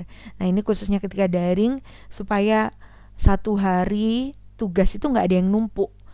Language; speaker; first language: Indonesian; native; Indonesian